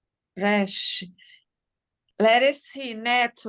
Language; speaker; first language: English; non-native, learner; Portuguese